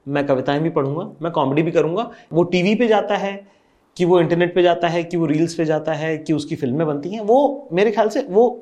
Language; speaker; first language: Hindi; native; Hindi